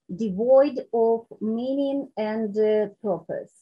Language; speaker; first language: English; non-native, learner; Ukrainian